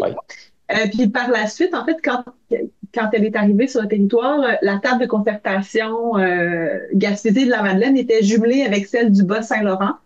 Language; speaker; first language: French; native; French